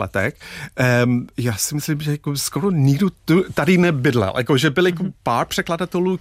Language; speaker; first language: Czech; non-native, fluent; English